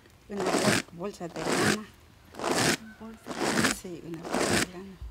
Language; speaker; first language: Spanish; non-native, local second language; Tzotzil